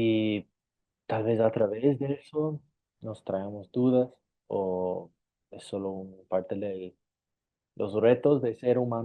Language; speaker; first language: Spanish; non-native, fluent; English